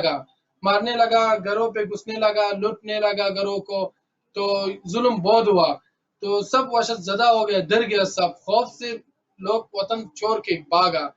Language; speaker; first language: Hindi; early bilingual, other home language; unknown